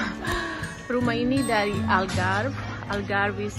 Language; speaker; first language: Indonesian; non-native, local second language; Tetum